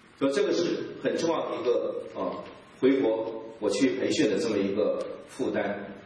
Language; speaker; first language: Chinese; native; Chinese